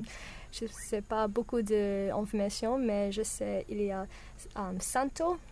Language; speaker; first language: French; non-native, learner; English